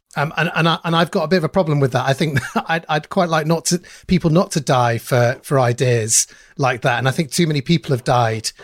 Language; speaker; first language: English; native; English